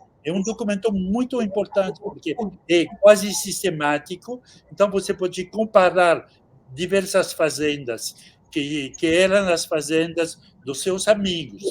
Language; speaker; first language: Portuguese; non-native, fluent; French